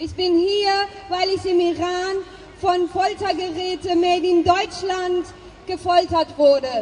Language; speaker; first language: German; non-native, fluent; Persian